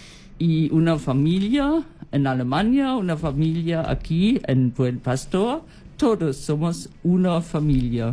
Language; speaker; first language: Spanish; non-native, learner; German